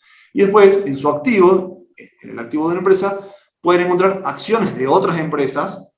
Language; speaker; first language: Spanish; native; Spanish